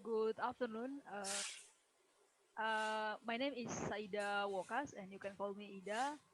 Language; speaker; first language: English; non-native, learner; Indonesian